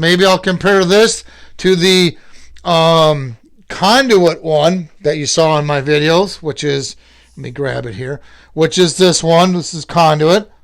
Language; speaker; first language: English; native; English